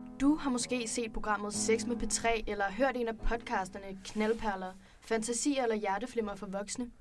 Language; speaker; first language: Danish; native; Danish